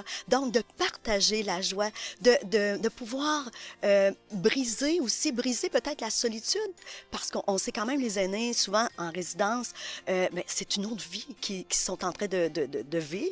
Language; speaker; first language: French; native; French